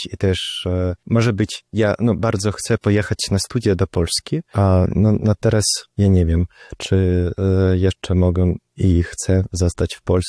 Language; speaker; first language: Polish; non-native, fluent; Russian